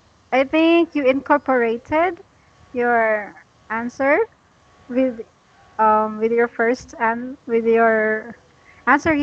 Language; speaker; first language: English; non-native, fluent; Cebuano